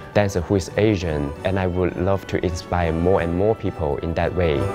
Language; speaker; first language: English; non-native, fluent; Chinese